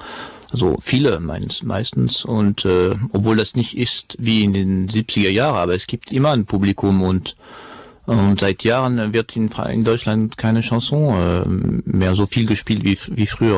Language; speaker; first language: German; non-native, fluent; French